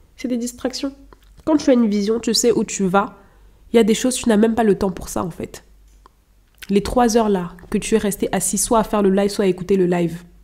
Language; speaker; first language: French; non-native, local second language; Lingala